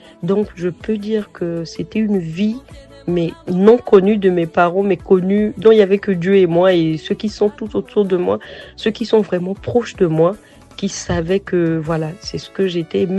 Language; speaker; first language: French; non-native, local second language; Sango